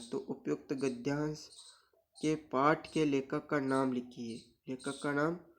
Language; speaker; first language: Hindi; native; Hindi